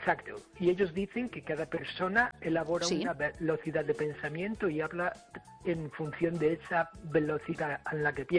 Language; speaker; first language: Spanish; non-native, fluent; English